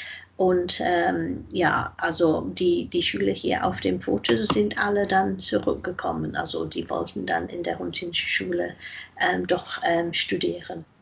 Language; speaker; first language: German; non-native, fluent; English